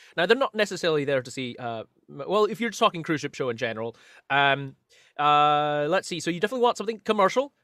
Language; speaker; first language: English; native; English